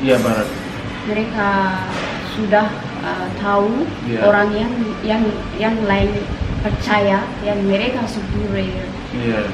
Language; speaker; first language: Indonesian; non-native, learner; Amharic